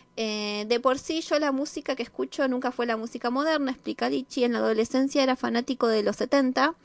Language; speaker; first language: Spanish; native; Spanish